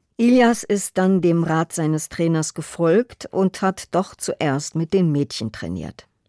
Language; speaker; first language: German; native; German